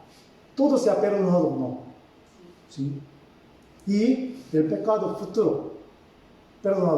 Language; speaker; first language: Spanish; non-native, fluent; Korean